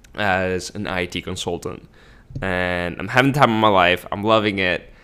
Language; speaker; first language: English; early bilingual, other home language; Spanish